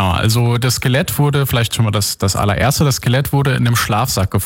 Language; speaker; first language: German; native; German